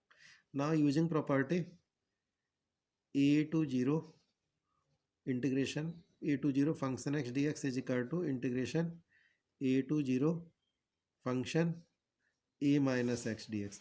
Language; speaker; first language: English; non-native, local second language; Hindi